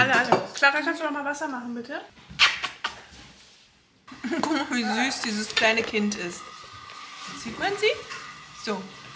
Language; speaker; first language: German; native; German